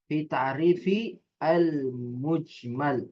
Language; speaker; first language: Arabic; non-native, fluent; Indonesian